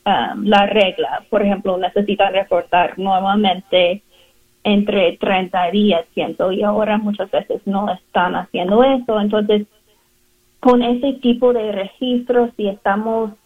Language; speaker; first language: Spanish; non-native, learner; English